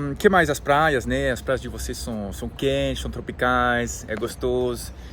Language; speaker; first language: Portuguese; non-native, fluent; French